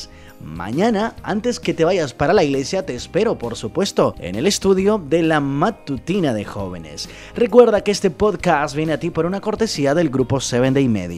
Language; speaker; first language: Spanish; native; Spanish